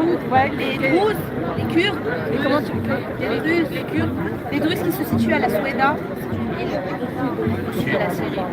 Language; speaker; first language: French; native; French